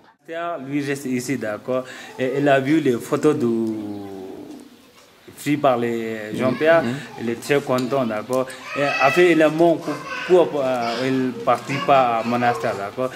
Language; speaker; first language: French; non-native, learner; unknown